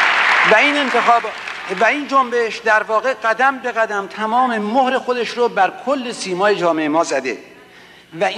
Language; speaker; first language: Persian; native; Persian